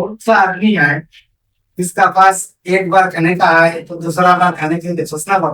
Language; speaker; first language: Hindi; non-native, local second language; Bangla